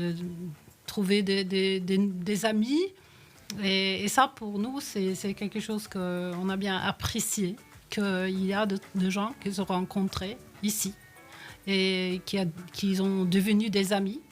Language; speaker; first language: French; non-native, fluent; Norwegian